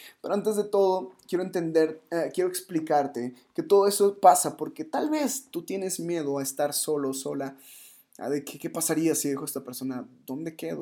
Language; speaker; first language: Spanish; native; Spanish